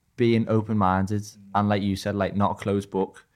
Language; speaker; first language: English; native; English